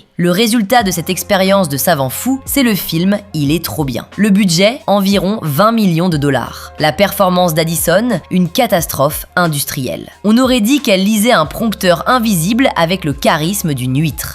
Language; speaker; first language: French; native; French